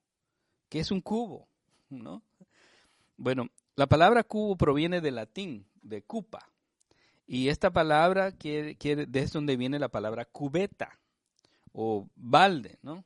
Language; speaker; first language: Spanish; native; Spanish